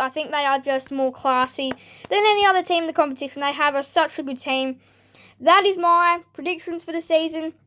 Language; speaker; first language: English; native; English